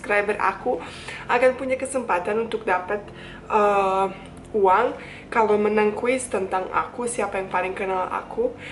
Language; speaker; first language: Indonesian; non-native, fluent; Bosnian